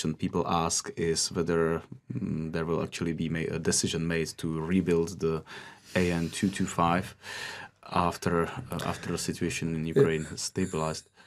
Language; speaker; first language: English; non-native, fluent; Czech